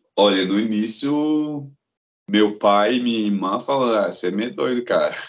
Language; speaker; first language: Portuguese; non-native, fluent; English